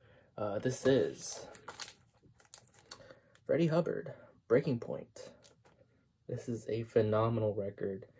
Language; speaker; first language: English; native; English